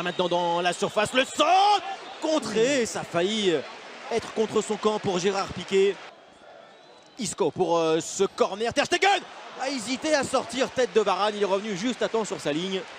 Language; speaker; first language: French; native; French